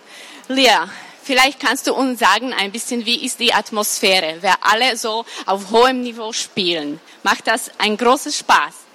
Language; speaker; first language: German; non-native, fluent; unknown